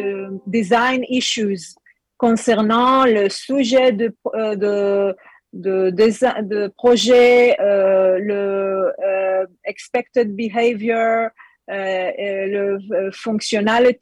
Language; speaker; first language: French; non-native, learner; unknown